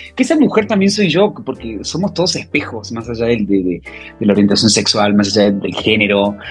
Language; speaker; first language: Spanish; native; Spanish